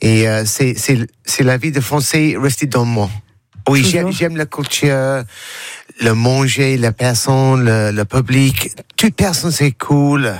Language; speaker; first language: French; non-native, learner; English